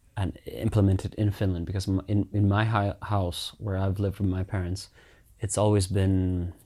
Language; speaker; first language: English; early bilingual, heritage; Finnish